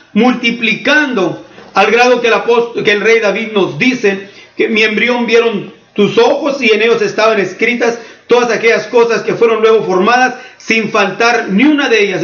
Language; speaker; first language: Spanish; native; Spanish